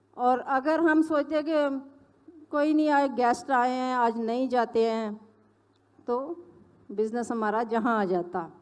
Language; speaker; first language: Hindi; non-native, local second language; Punjabi